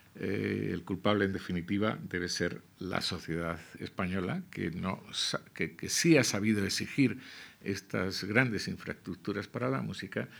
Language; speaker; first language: Spanish; native; Spanish